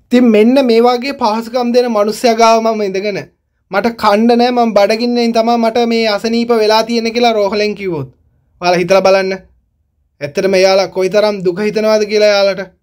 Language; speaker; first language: Sinhala; non-native, local second language; Tamil